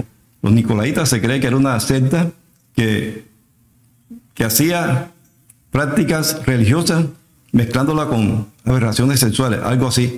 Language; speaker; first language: Spanish; native; Spanish